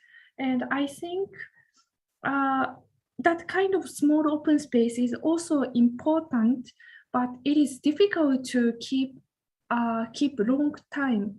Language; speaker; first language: English; non-native, learner; Japanese